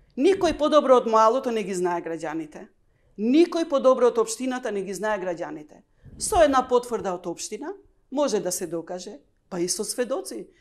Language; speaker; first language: Macedonian; non-native, local second language; Albanian